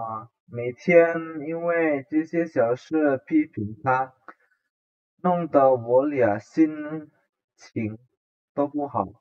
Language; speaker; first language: Chinese; non-native, fluent; Indonesian